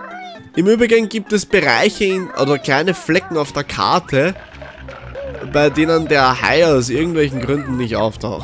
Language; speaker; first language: German; native; German